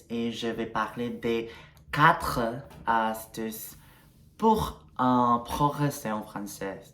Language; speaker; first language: French; non-native, learner; Spanish